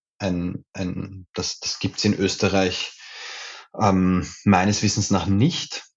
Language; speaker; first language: German; native; German